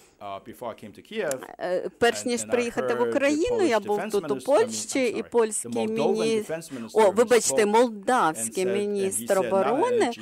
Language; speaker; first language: Ukrainian; non-native, fluent; English